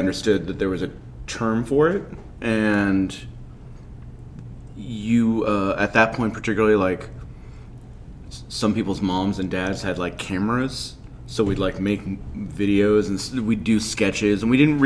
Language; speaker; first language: English; native; English